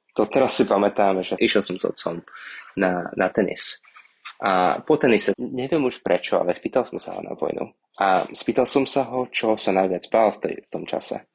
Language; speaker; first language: Slovak; early bilingual, other home language; Vietnamese